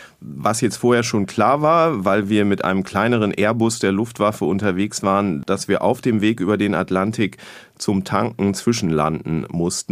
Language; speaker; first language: German; native; German